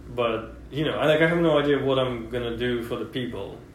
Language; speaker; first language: English; non-native, fluent; Russian